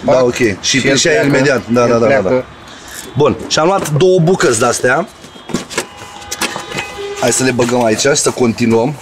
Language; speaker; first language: Romanian; native; Romanian